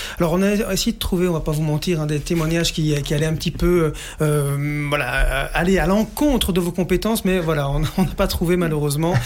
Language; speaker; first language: French; native; French